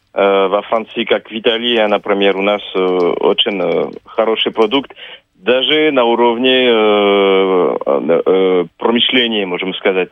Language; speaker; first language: Russian; non-native, fluent; French